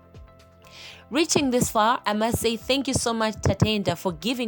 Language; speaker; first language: English; non-native, local second language; Nyanja